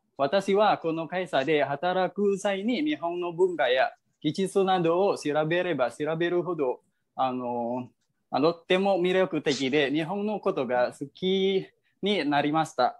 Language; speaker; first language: Japanese; non-native, fluent; Indonesian